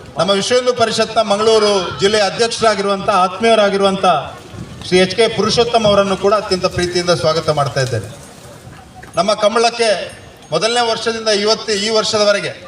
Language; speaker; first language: Kannada; non-native, local second language; Tulu